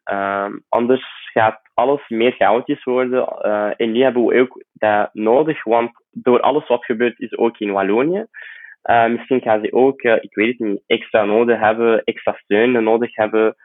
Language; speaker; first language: Dutch; non-native, fluent; Arabic